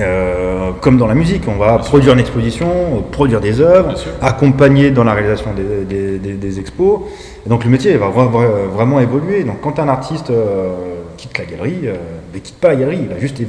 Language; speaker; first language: French; native; French